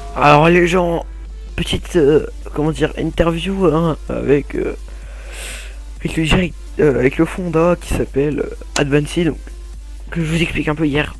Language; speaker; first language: French; native; French